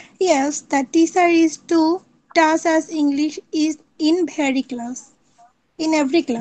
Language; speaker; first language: English; non-native, learner; Bangla